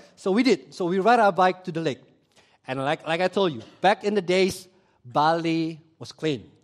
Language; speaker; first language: English; early bilingual, other home language; Indonesian